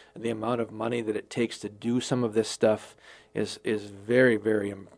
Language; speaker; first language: English; native; English